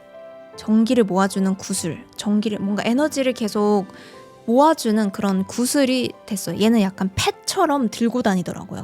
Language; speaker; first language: Korean; native; Korean